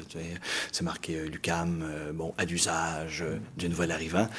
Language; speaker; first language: French; native; French